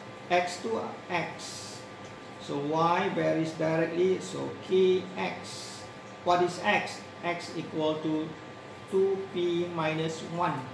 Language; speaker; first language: English; non-native, local second language; Malay